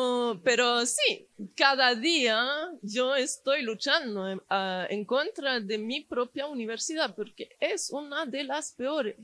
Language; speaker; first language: Spanish; non-native, fluent; English